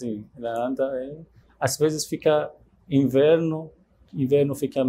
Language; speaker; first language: Portuguese; non-native, fluent; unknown